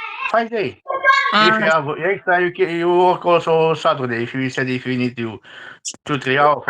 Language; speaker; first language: English; non-native, learner; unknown